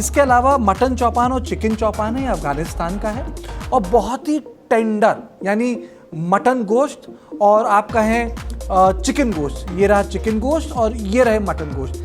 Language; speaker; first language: Hindi; native; Hindi